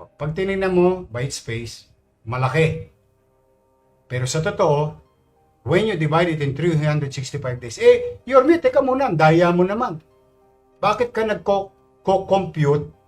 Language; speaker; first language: Filipino; native; Filipino